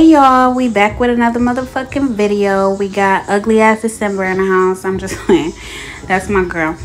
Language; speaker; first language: English; native; English